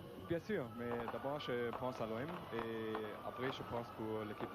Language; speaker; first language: French; non-native, learner; German